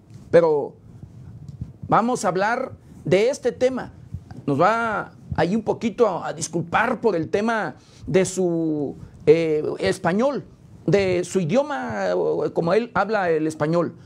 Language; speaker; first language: Spanish; native; Spanish